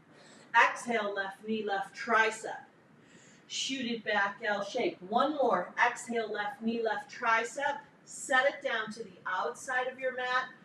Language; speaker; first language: English; native; English